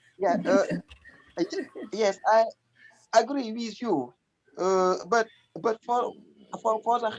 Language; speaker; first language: English; non-native, learner; French